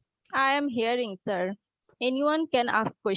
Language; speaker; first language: English; non-native, learner; Bangla